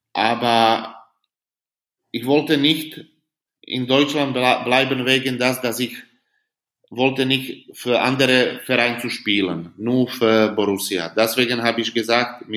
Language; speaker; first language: German; non-native, fluent; Slovak